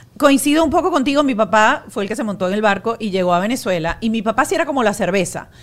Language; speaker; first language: Spanish; native; Spanish